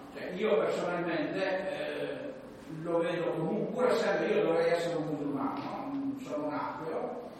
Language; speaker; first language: Italian; non-native, fluent; Albanian